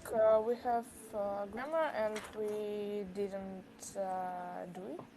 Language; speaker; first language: English; non-native, learner; Russian